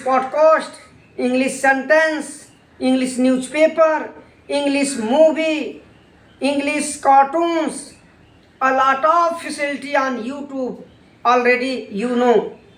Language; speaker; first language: English; non-native, learner; Hindi